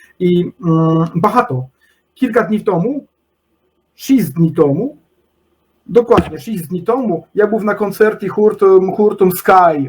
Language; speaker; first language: Polish; non-native, learner; Ukrainian